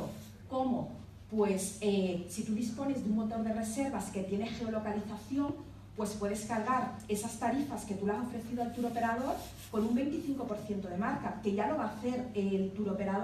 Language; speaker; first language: Spanish; native; Spanish